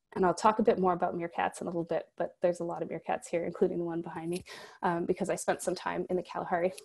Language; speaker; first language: English; native; English